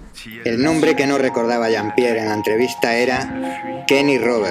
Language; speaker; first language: Spanish; native; Spanish